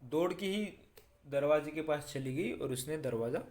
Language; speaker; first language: Hindi; non-native, local second language; Marathi